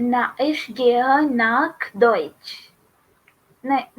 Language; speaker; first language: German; non-native, learner; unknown